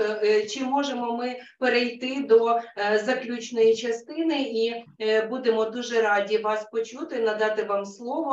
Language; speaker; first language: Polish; non-native, learner; Ukrainian